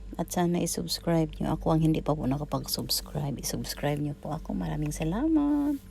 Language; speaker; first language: Filipino; non-native, local second language; Cebuano